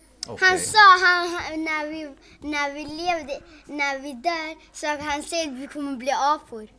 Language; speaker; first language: Swedish; early bilingual, other home language; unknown